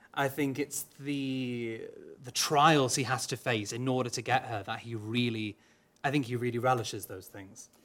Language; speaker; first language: English; non-native, local second language; Welsh